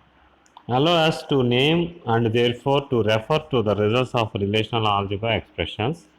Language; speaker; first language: English; non-native, local second language; Telugu